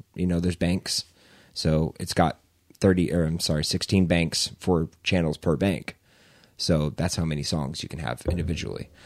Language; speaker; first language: English; native; English